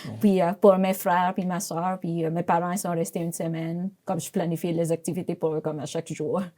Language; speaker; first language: French; non-native, fluent; Filipino